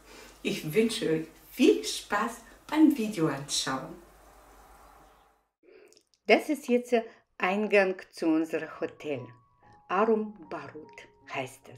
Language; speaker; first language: German; non-native, fluent; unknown